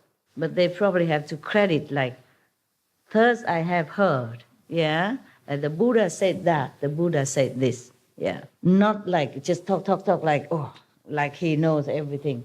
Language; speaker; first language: English; non-native, fluent; Vietnamese